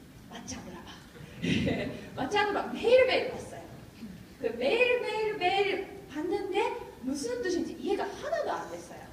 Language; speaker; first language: Korean; non-native, fluent; Japanese